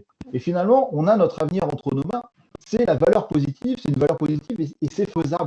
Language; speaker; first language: French; native; French